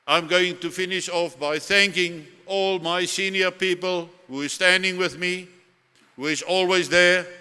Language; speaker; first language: English; non-native, local second language; Afrikaans